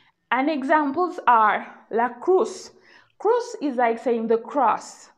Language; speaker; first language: English; native; English